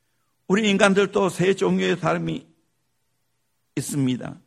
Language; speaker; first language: Korean; native; Korean